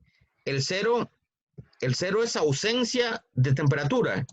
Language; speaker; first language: Spanish; native; Spanish